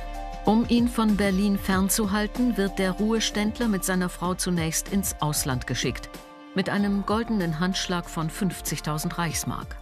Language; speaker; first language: German; native; German